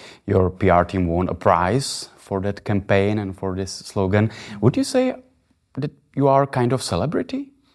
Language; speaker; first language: English; non-native, fluent; Czech